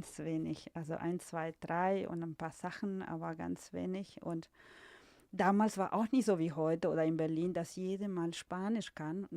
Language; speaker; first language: German; non-native, fluent; Spanish